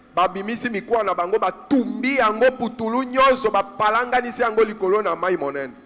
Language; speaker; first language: Lingala; native; Lingala